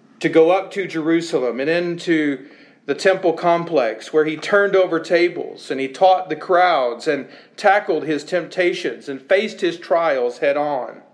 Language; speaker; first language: English; native; English